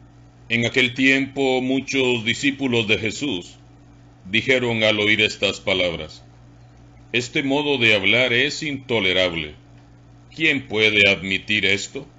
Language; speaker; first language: Spanish; native; Spanish